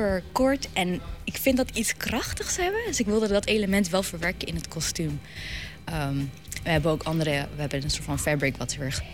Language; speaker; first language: Dutch; native; Dutch